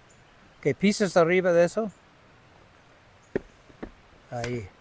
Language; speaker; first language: Spanish; non-native, learner; English